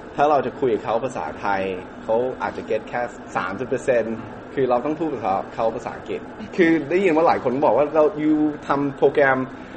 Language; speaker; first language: Thai; early bilingual, other home language; English